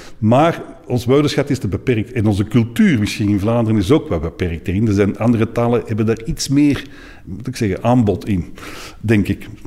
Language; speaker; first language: Dutch; native; Dutch